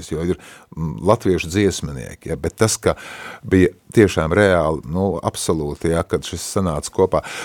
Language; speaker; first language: Latvian; native; Latvian